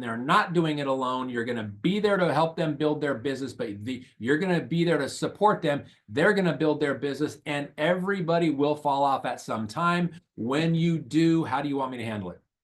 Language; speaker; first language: English; native; English